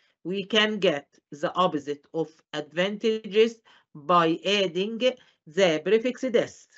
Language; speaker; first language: English; non-native, fluent; Arabic